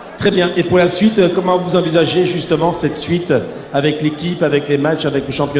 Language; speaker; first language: French; native; French